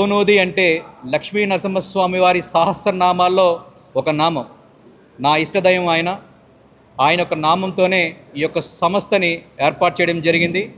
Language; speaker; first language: Telugu; native; Telugu